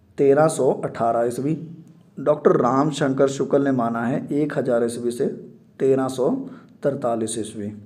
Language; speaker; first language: Hindi; non-native, local second language; Punjabi